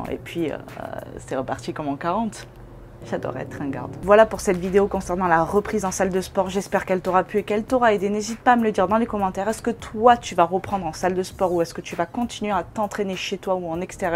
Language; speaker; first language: French; native; French